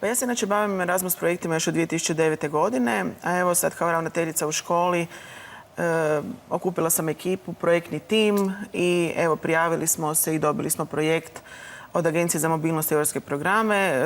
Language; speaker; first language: Croatian; native; Croatian